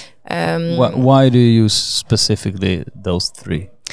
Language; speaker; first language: English; non-native, fluent; Swedish